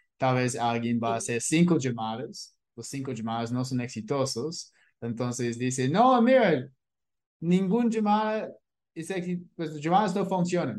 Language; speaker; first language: Spanish; non-native, fluent; English